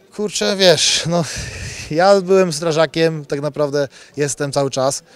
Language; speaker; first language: Polish; native; Polish